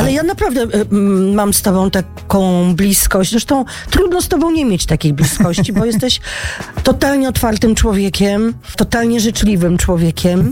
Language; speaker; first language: Polish; native; Polish